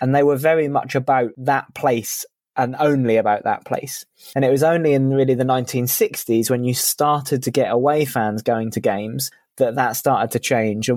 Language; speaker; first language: English; native; English